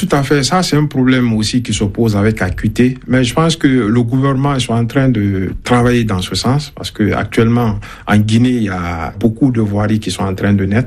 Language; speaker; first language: French; non-native, local second language; Susu